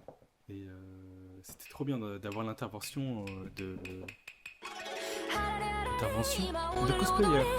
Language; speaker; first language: French; native; French